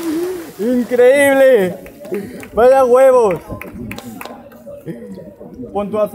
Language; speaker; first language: Spanish; native; Spanish